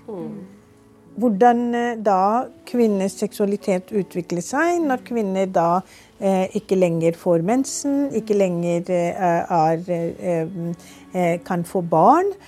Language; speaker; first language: Norwegian; non-native, fluent; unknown